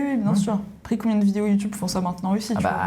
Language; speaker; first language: French; native; French